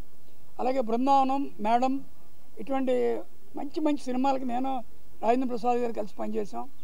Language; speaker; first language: Telugu; native; Telugu